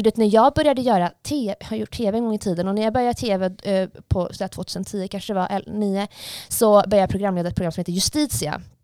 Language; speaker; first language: Swedish; early bilingual, other home language; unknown